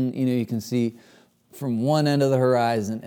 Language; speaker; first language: English; native; English